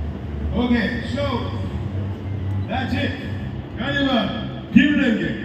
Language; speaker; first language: Hindi; non-native, learner; English